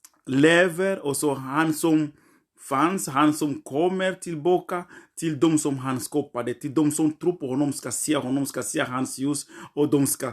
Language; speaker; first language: Swedish; non-native, fluent; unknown